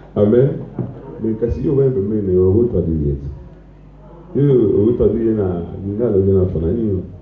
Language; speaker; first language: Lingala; non-native, local second language; Swahili